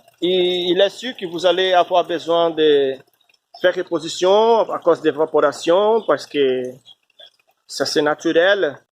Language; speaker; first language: French; non-native, fluent; Portuguese